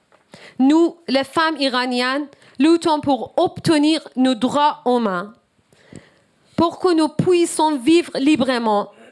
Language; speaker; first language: French; non-native, learner; Persian